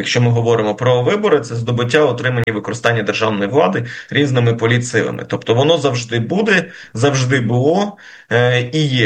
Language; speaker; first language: Ukrainian; native; Ukrainian